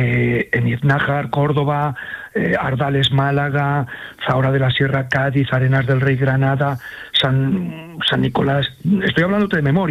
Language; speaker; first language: Spanish; native; Spanish